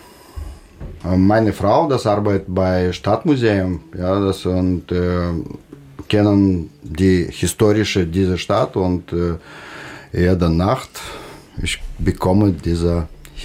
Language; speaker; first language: German; non-native, learner; Russian